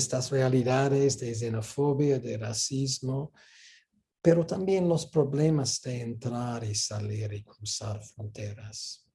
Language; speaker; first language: Spanish; non-native, fluent; English